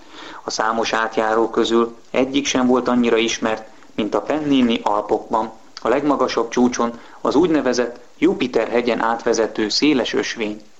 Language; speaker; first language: Hungarian; native; Hungarian